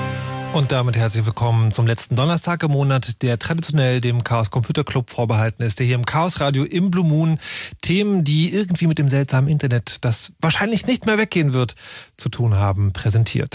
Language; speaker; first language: German; native; German